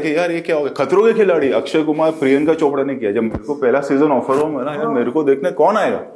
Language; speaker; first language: Hindi; native; Hindi